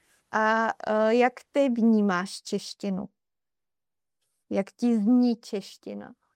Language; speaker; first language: Czech; native; Czech